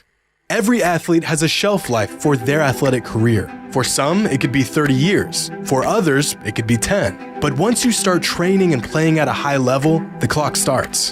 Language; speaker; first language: English; native; English